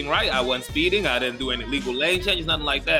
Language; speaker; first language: English; native; English